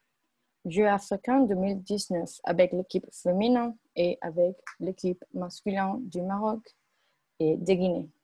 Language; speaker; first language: French; non-native, learner; Spanish